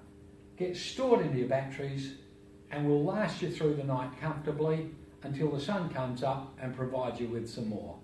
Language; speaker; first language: English; native; English